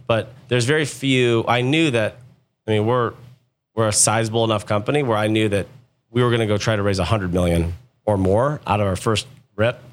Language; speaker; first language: English; native; English